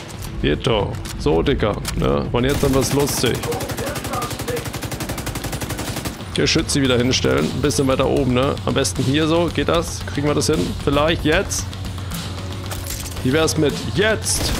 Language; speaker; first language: German; native; German